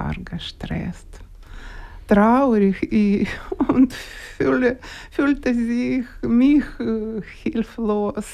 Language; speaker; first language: German; non-native, learner; Ukrainian